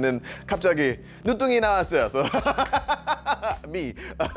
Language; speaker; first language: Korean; non-native, learner; English